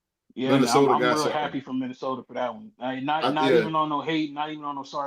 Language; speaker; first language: English; native; English